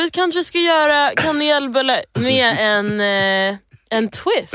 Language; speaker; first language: Swedish; early bilingual, heritage; English